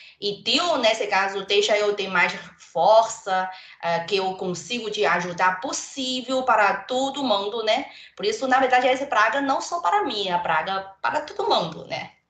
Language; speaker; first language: Portuguese; non-native, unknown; Chinese